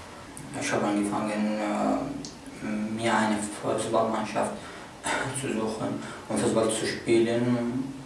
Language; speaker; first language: German; non-native, fluent; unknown